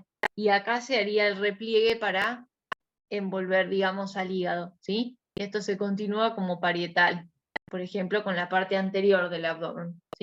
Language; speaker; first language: Spanish; native; Spanish